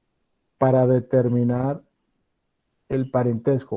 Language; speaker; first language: Spanish; native; Spanish